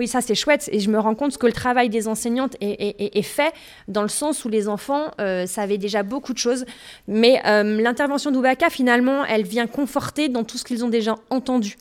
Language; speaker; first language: French; native; French